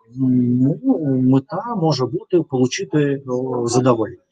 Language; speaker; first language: Ukrainian; non-native, learner; Russian